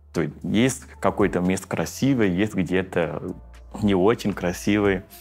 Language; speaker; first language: Russian; non-native, fluent; Vietnamese